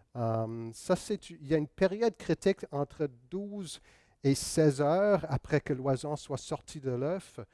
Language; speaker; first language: French; non-native, local second language; English